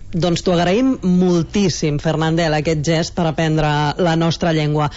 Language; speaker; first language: Catalan; native; Catalan